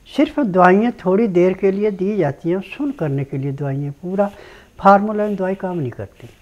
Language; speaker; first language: Hindi; native; Hindi